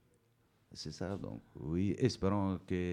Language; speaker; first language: French; non-native, learner; Berber languages